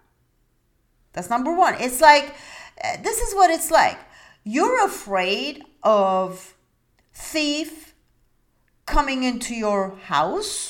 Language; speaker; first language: English; non-native, fluent; Turkish